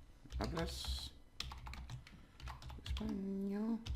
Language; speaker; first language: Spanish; non-native, learner; English